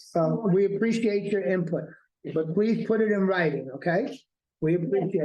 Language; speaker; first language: English; native; English